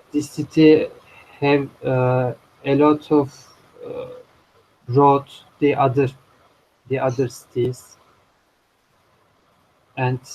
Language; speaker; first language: English; non-native, learner; Turkish